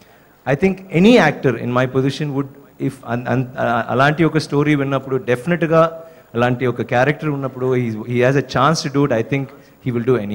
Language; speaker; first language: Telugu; non-native, fluent; Tamil